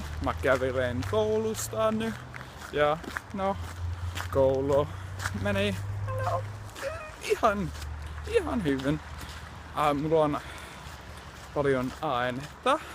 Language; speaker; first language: Finnish; non-native, learner; English